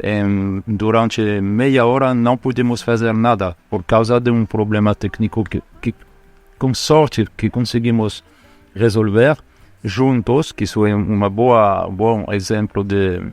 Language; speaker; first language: Portuguese; non-native, fluent; French